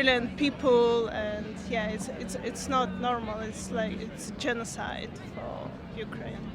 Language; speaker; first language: English; non-native, learner; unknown